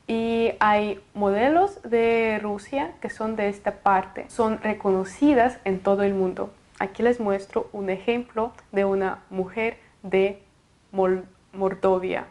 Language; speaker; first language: Spanish; non-native, fluent; Russian